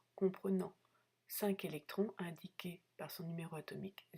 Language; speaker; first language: French; native; French